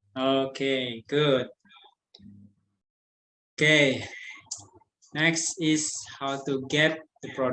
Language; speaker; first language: English; non-native, learner; Indonesian